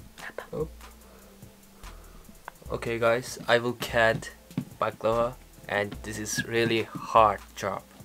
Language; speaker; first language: English; non-native, learner; Turkish